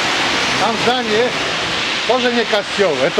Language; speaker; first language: Russian; non-native, learner; Polish